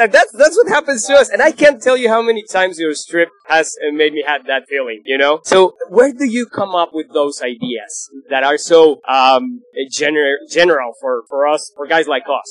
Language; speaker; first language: English; non-native, fluent; Spanish